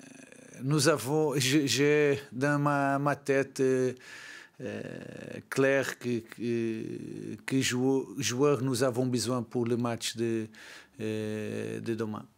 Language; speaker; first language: French; non-native, learner; Portuguese